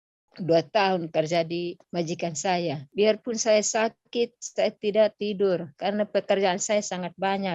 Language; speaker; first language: Indonesian; non-native, local second language; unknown